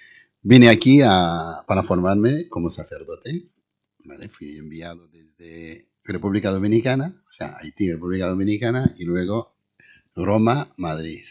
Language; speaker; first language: Spanish; non-native, fluent; Haitian Creole